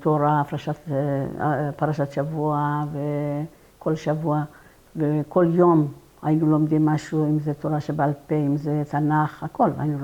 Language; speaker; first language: Hebrew; non-native, fluent; Persian